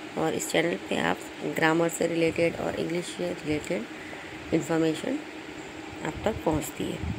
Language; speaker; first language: Hindi; native; Hindi